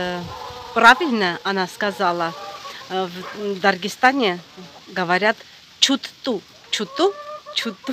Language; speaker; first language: Russian; non-native, fluent; Armenian